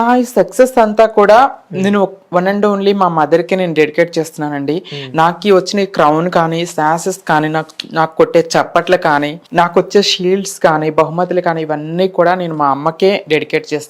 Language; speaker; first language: Telugu; native; Telugu